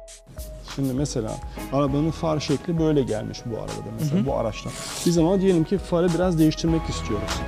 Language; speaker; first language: Turkish; native; Turkish